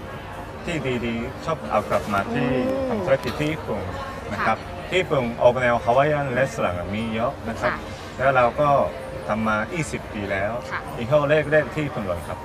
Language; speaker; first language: Thai; non-native, learner; Japanese